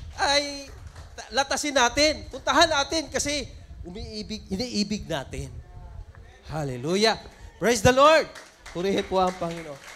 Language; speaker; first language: Filipino; non-native, local second language; Cebuano